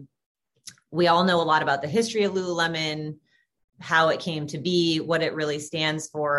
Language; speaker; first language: English; native; English